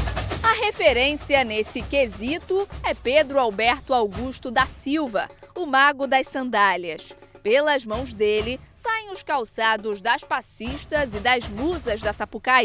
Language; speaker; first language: Portuguese; native; Portuguese